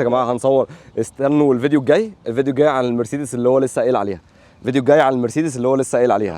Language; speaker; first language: Arabic; native; Arabic